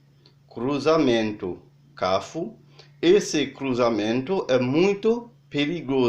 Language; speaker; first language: Portuguese; non-native, learner; Haitian Creole